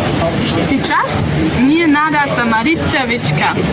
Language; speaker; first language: Russian; non-native, learner; German